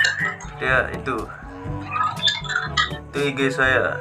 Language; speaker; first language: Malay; non-native, local second language; Sasak